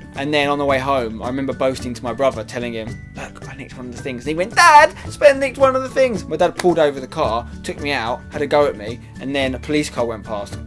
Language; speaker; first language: English; native; English